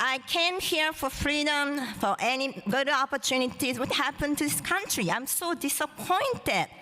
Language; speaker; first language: English; non-native, fluent; Japanese